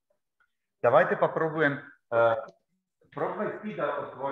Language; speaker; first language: Russian; non-native, learner; Bulgarian